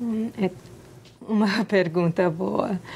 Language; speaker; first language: Portuguese; non-native, fluent; English